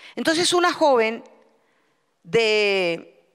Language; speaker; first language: Spanish; native; Spanish